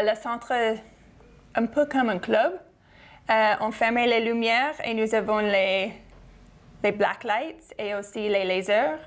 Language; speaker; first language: French; non-native, fluent; English